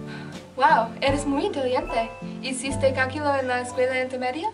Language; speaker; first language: Spanish; non-native, learner; English